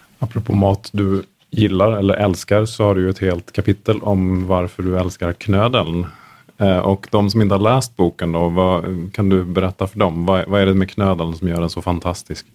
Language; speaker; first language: Swedish; native; Swedish